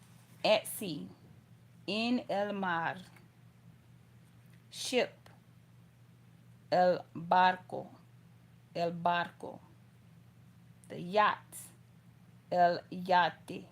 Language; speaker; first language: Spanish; non-native, learner; English